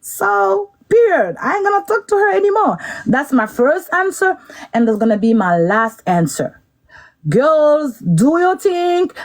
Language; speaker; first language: English; non-native, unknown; Wolof